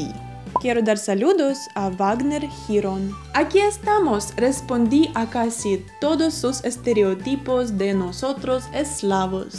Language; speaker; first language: Spanish; non-native, fluent; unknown